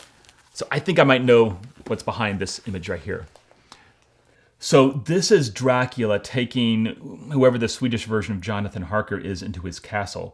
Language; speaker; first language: English; native; English